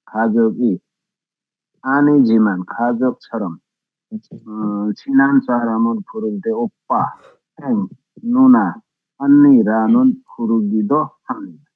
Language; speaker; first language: Korean; non-native, learner; Nepali